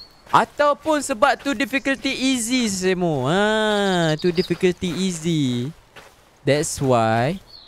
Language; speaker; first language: English; non-native, local second language; Malay